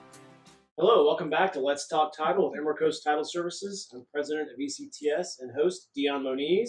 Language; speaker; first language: English; native; English